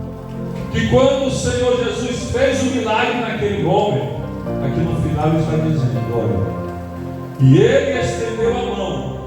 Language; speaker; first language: Portuguese; native; Portuguese